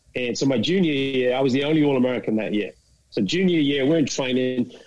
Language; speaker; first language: English; native; English